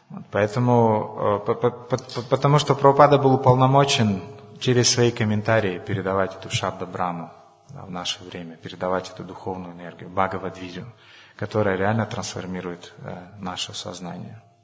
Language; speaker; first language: Russian; non-native, local second language; Romanian